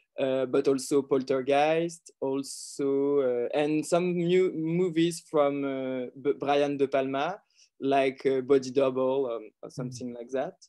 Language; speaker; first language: English; non-native, learner; French